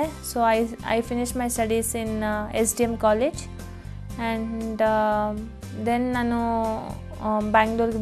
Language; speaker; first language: Kannada; non-native, local second language; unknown